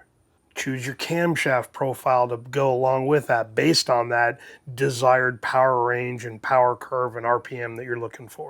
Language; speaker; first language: English; native; English